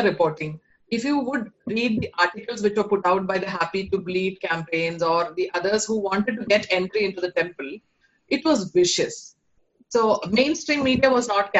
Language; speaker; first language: English; non-native, local second language; Malayalam